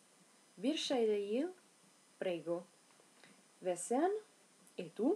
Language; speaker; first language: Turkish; non-native, learner; Italian